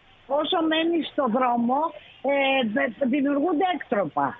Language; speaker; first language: Greek; native; Greek